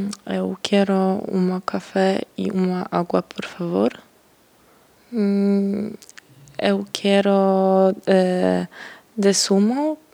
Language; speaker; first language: Portuguese; non-native, learner; English